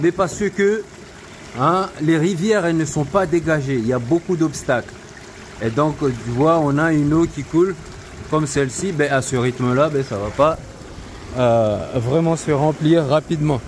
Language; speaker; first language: French; non-native, local second language; Comorian